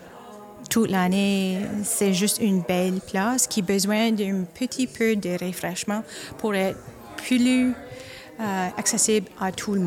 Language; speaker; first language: French; non-native, local second language; English